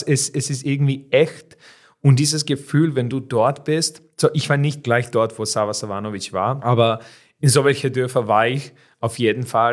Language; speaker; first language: German; non-native, fluent; Serbian